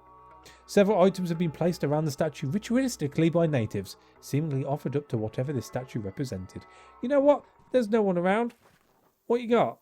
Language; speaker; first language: English; native; English